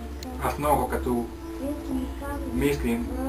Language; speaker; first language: Bulgarian; non-native, learner; Finnish